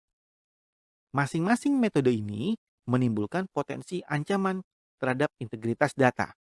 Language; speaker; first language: Indonesian; native; Indonesian